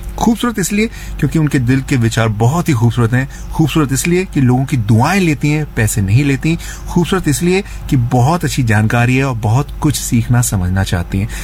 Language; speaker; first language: Hindi; native; Hindi